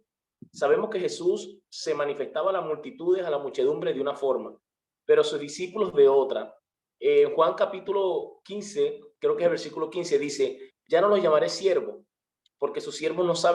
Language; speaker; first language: Spanish; native; Spanish